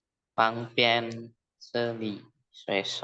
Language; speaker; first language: Chinese; non-native, learner; Indonesian